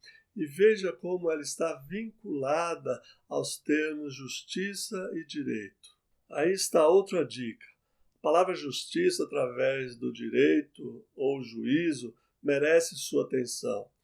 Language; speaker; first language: Portuguese; native; Portuguese